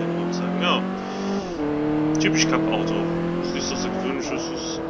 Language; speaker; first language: German; native; German